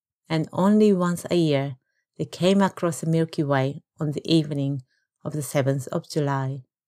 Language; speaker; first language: English; non-native, fluent; Japanese